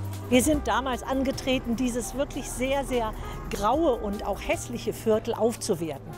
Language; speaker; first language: German; native; German